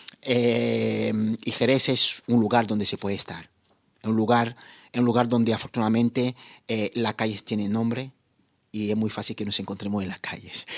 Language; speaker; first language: Spanish; non-native, fluent; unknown